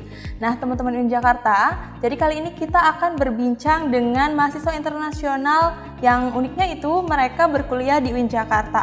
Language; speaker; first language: Indonesian; native; Indonesian